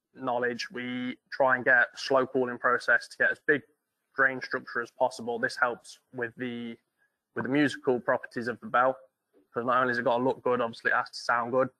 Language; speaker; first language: English; native; English